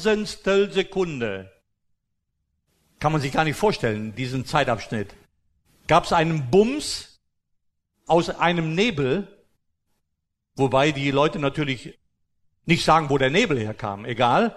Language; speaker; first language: German; native; German